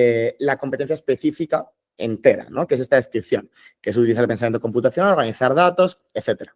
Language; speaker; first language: Spanish; native; Spanish